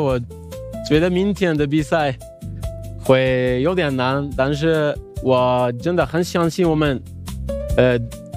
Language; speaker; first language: Chinese; non-native, fluent; Arabic